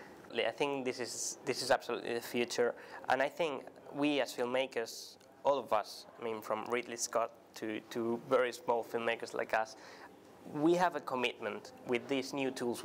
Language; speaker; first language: English; non-native, fluent; Spanish